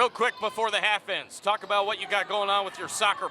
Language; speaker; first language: English; native; English